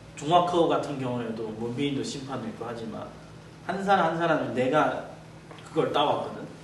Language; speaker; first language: Korean; non-native, fluent; Chinese